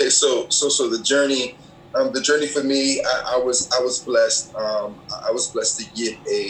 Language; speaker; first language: English; native; English